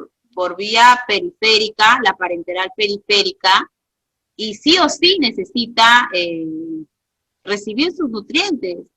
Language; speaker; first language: Spanish; native; Spanish